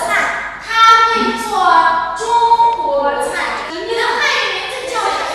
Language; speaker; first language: Chinese; native; Chinese